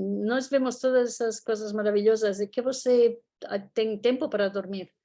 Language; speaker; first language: Portuguese; non-native, fluent; Spanish